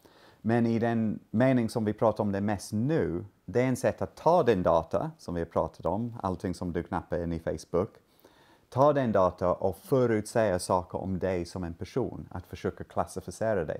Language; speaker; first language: Swedish; non-native, fluent; English